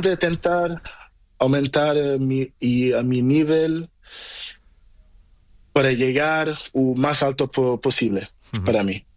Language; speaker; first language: Spanish; non-native, learner; Portuguese